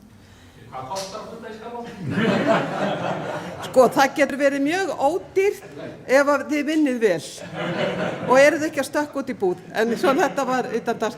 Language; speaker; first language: Icelandic; native; Icelandic